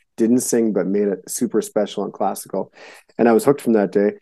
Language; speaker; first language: English; native; English